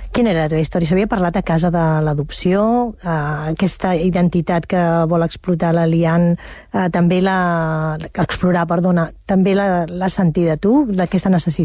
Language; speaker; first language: Catalan; native; Catalan